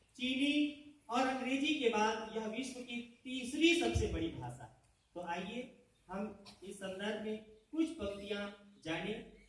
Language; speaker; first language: Hindi; native; Hindi